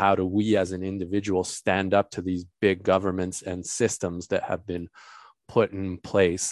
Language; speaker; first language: English; native; English